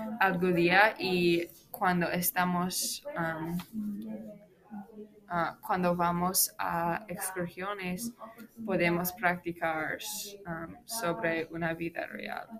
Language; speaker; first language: Spanish; non-native, learner; English